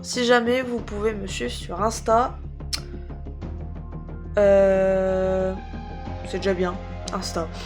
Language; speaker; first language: French; native; French